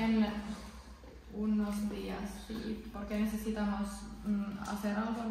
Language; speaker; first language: Spanish; non-native, learner; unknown